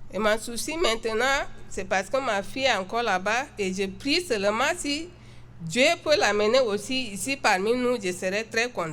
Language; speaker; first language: French; non-native, local second language; Sango